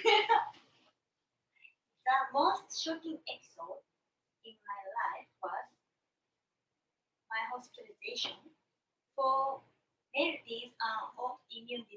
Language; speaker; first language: English; non-native, learner; Japanese